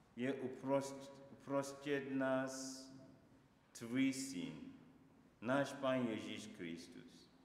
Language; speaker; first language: Czech; non-native, learner; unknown